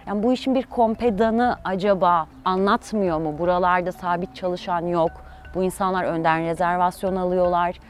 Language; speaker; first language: Turkish; early bilingual, heritage; Turkish